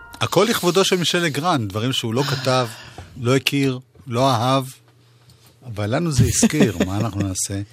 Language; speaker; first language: Hebrew; native; Hebrew